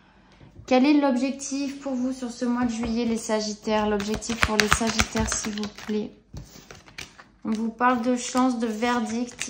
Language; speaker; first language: French; native; French